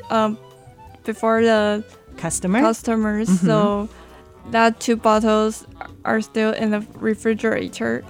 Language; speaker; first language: English; non-native, learner; Chinese